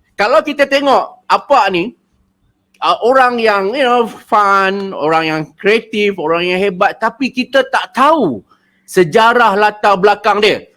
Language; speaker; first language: Malay; native; Malay